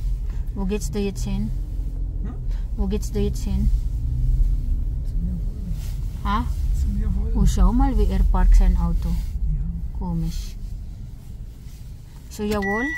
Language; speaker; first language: German; non-native, learner; Filipino